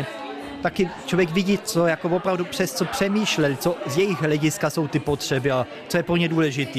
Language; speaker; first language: Czech; early bilingual, heritage; Czech